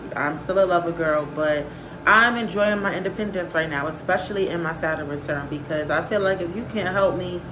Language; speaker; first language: English; native; English